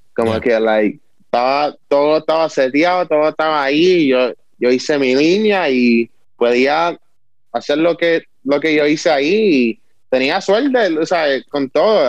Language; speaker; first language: Spanish; early bilingual, heritage; Spanish